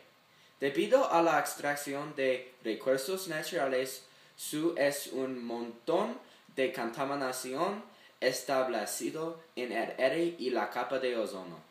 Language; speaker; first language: Spanish; non-native, learner; English